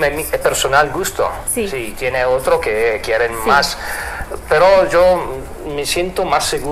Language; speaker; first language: Spanish; non-native, fluent; Italian